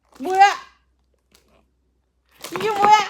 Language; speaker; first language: Korean; native; Korean